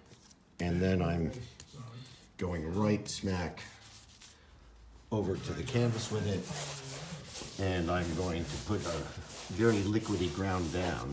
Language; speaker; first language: English; native; English